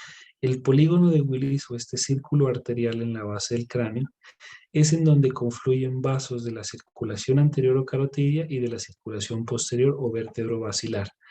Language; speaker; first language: Spanish; native; Spanish